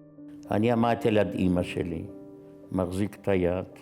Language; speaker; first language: Hebrew; non-native, fluent; Yiddish